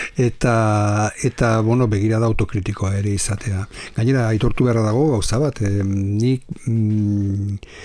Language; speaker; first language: Basque; non-native, local second language; Spanish